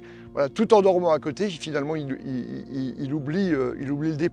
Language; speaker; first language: French; native; French